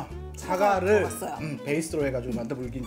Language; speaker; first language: Korean; native; Korean